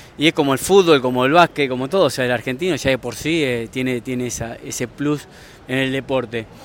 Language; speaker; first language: Spanish; native; Spanish